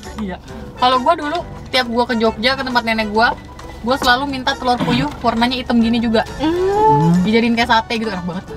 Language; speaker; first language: Indonesian; native; Indonesian